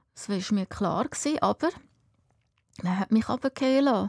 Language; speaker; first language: German; native; German